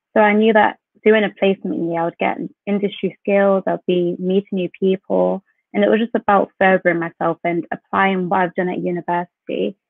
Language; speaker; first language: English; native; English